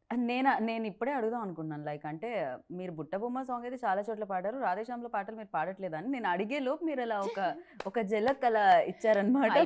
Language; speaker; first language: Telugu; native; Telugu